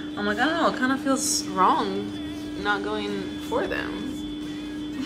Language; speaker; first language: English; early bilingual, other home language; Spanish